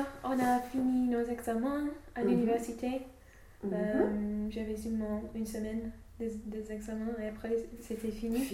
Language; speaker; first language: French; non-native, fluent; English